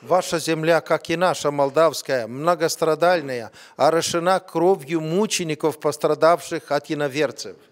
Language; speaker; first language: Russian; non-native, fluent; Romanian